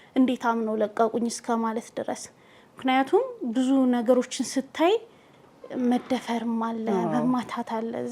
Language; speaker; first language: Amharic; native; Amharic